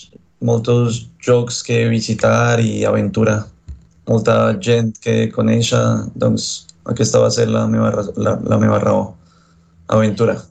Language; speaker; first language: Catalan; non-native, learner; Spanish